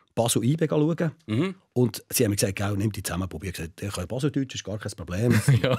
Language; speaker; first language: German; native; German